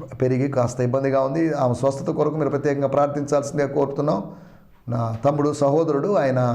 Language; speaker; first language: Telugu; non-native, local second language; Malayalam